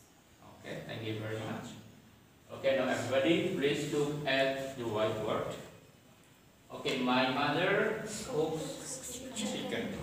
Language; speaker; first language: English; non-native, fluent; Indonesian